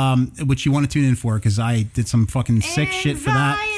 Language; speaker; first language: English; native; English